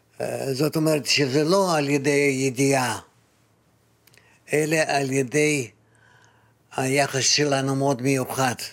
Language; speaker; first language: Hebrew; non-native, fluent; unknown